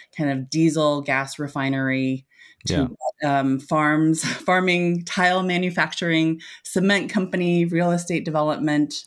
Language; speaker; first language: English; native; English